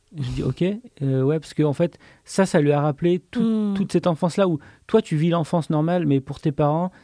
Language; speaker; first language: French; native; French